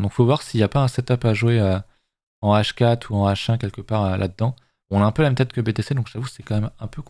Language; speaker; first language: French; native; French